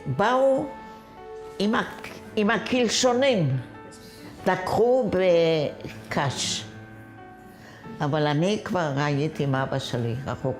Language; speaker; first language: Hebrew; non-native, fluent; Yiddish